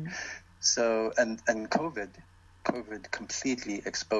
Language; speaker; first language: English; non-native, local second language; Xhosa